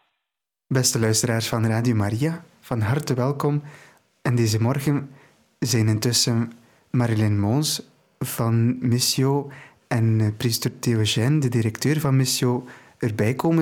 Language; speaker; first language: Dutch; native; Dutch